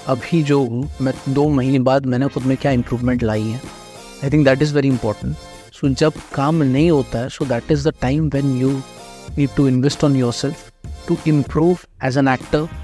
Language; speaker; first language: Hindi; non-native, local second language; Marathi